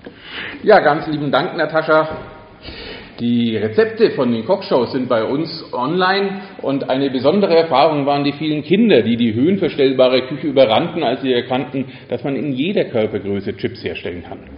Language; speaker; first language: German; native; German